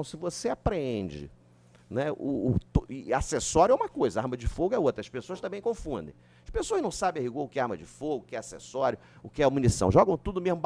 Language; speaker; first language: Portuguese; native; Portuguese